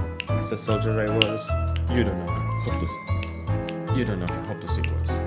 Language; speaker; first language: English; non-native, fluent; Indonesian